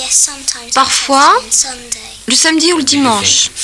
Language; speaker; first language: French; non-native, learner; English